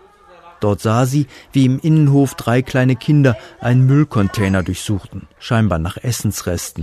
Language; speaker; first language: German; native; German